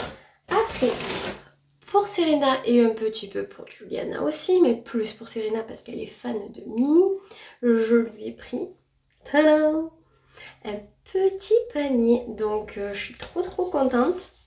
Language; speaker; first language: French; native; French